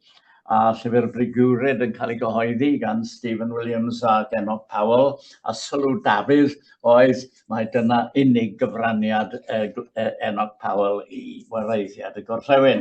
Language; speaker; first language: Welsh; native; Welsh